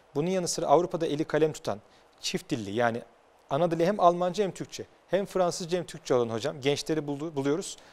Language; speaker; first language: Turkish; native; Turkish